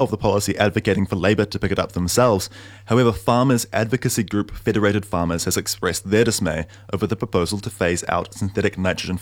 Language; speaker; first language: English; native; English